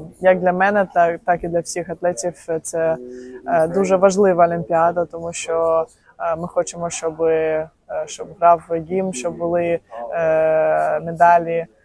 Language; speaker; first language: Ukrainian; non-native, local second language; Russian